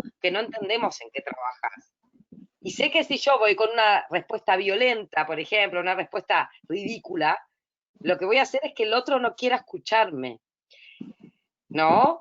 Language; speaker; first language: Spanish; native; Spanish